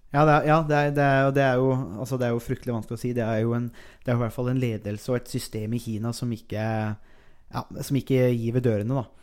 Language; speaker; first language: Norwegian; native; Norwegian